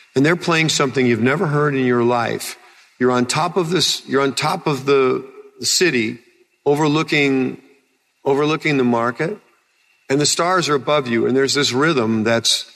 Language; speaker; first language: English; native; English